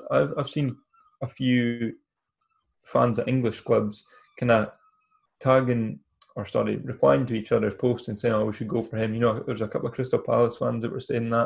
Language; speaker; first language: English; native; English